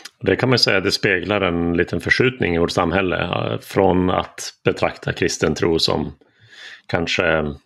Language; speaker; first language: Swedish; native; Swedish